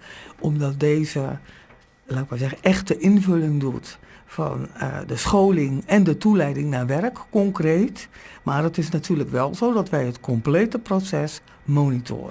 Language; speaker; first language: Dutch; native; Dutch